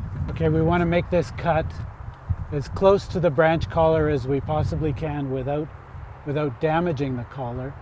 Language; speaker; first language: English; native; English